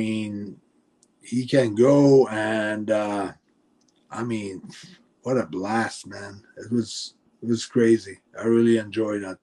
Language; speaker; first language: English; non-native, fluent; French